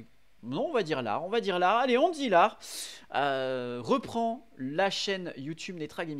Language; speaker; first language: French; native; French